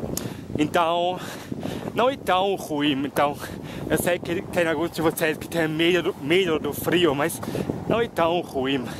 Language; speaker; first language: Portuguese; non-native, fluent; German